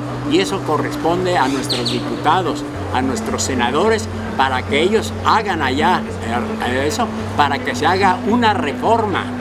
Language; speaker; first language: Spanish; native; Spanish